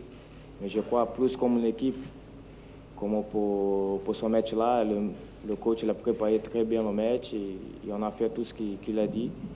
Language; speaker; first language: French; non-native, fluent; Portuguese